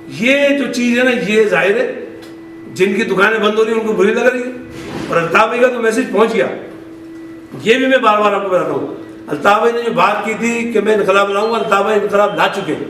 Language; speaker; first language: Urdu; native; Urdu